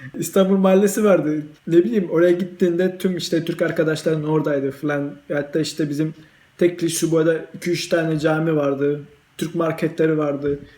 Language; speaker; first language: Turkish; early bilingual, heritage; Turkish